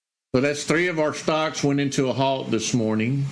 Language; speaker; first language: English; native; English